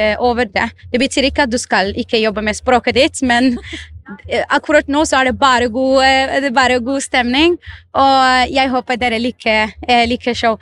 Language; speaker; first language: Norwegian; non-native, fluent; Arabic